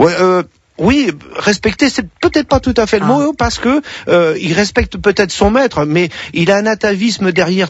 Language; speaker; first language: French; native; French